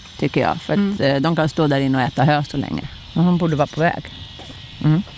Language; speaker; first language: Swedish; native; Swedish